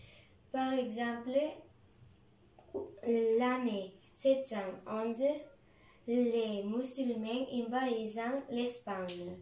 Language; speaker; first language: French; non-native, learner; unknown